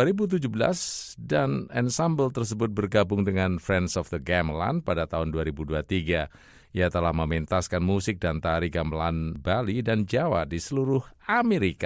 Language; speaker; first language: Indonesian; native; Indonesian